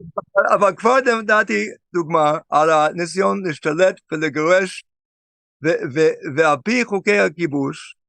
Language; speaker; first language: Hebrew; non-native, fluent; English